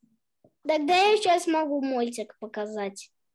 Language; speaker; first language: Russian; early bilingual, heritage; Russian